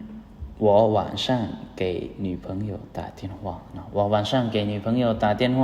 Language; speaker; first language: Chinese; non-native, fluent; Lao